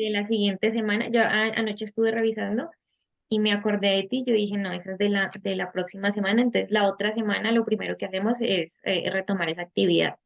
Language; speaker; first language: Spanish; native; Spanish